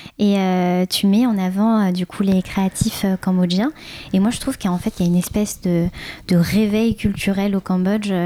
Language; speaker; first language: French; early bilingual, other home language; Khmer